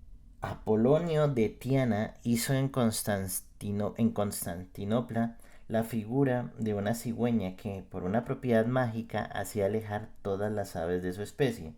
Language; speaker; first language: Spanish; native; Spanish